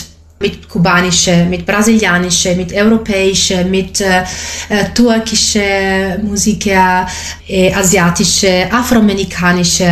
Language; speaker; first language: German; non-native, fluent; Italian